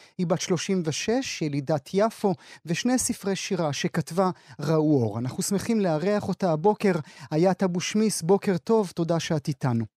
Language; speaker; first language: Hebrew; native; Hebrew